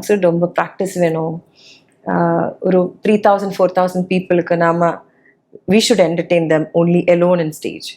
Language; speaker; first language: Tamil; non-native, learner; Malayalam